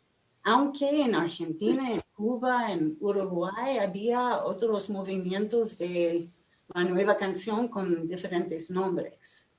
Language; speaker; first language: Spanish; non-native, fluent; English